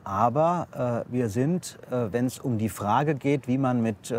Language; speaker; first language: German; native; German